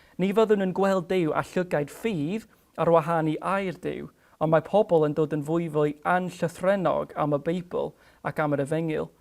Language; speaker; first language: Welsh; non-native, fluent; English